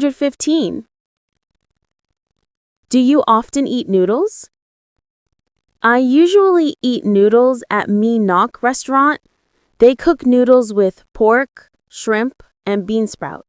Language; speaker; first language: English; non-native, learner; Vietnamese